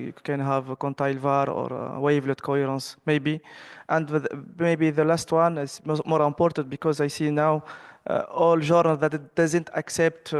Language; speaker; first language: English; non-native, fluent; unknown